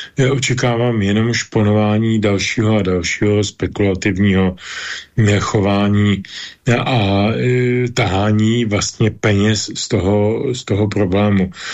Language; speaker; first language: Czech; native; Czech